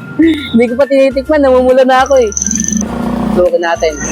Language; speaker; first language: Filipino; native; Filipino